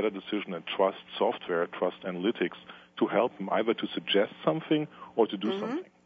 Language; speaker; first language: English; non-native, fluent; Italian